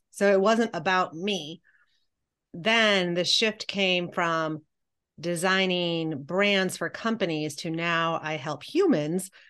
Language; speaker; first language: English; native; English